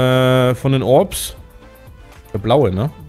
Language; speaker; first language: German; native; German